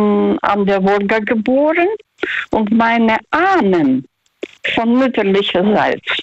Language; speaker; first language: German; non-native, fluent; Russian